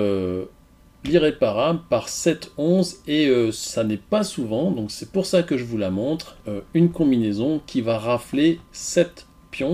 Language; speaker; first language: French; native; French